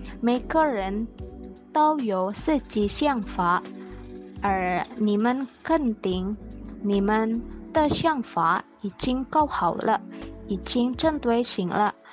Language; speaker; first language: Chinese; non-native, learner; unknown